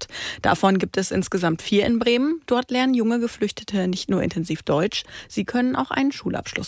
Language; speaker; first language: German; native; German